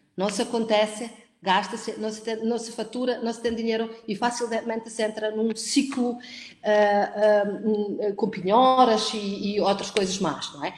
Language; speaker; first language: Portuguese; non-native, fluent; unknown